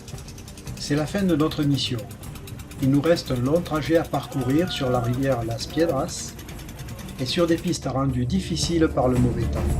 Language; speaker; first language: French; native; French